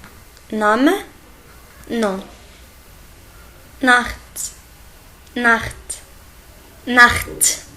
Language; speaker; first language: German; non-native, learner; Arabic